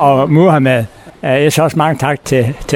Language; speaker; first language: Danish; native; Danish